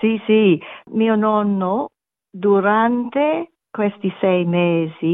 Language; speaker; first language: Italian; non-native, learner; German